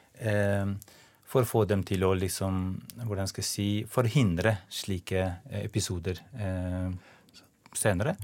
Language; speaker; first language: Norwegian; non-native, fluent; Albanian